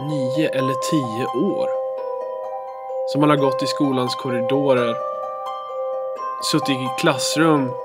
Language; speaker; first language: Swedish; native; Swedish